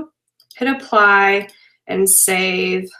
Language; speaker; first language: English; native; English